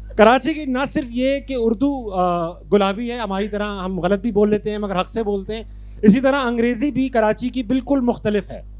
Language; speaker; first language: Urdu; native; Urdu